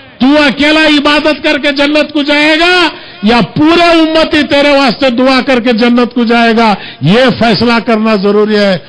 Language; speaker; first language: Urdu; native; Urdu